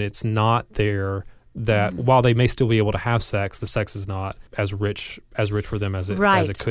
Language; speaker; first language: English; native; English